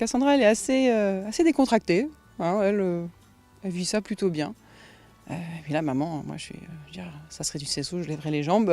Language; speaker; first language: French; native; French